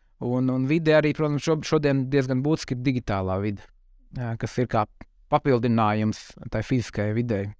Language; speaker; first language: Latvian; native; Latvian